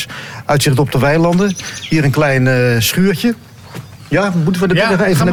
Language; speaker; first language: Dutch; native; Dutch